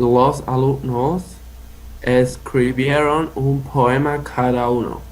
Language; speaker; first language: Spanish; non-native, learner; English